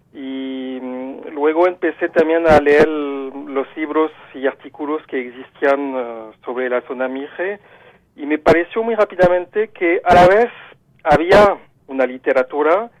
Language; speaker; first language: Spanish; non-native, fluent; French